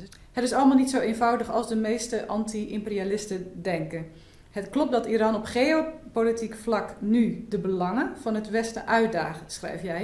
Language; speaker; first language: Dutch; native; Dutch